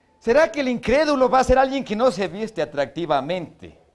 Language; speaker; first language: Spanish; native; Spanish